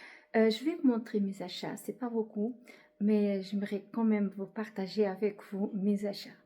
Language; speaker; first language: French; non-native, fluent; Portuguese